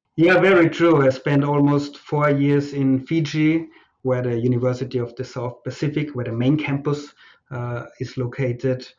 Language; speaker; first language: English; non-native, fluent; German